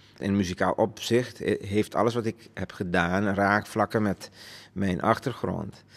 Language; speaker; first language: Dutch; non-native, local second language; Papiamento